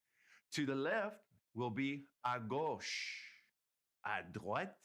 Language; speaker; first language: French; non-native, fluent; English